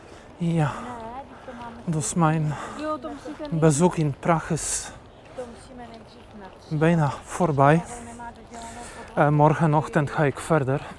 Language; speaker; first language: Dutch; non-native, learner; Polish